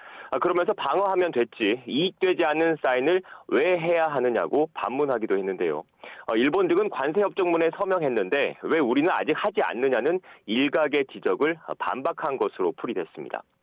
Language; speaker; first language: Korean; native; Korean